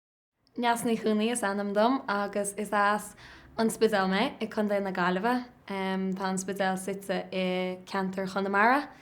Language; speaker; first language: Irish; native; Irish